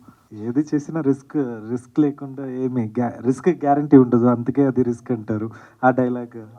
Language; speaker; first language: Telugu; non-native, learner; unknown